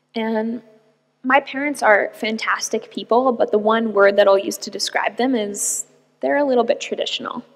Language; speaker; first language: English; native; English